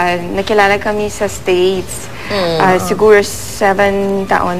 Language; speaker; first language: Filipino; non-native, learner; Russian